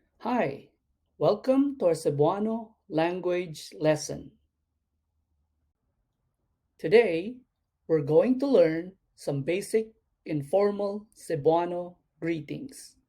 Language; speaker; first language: English; non-native, local second language; Cebuano